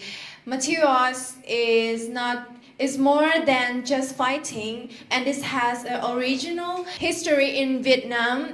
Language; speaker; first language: English; non-native, learner; Vietnamese